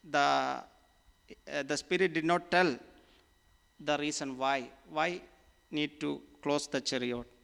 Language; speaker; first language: English; non-native, local second language; Malayalam